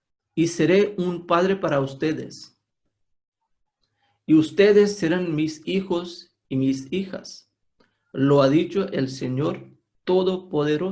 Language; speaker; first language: Spanish; non-native, fluent; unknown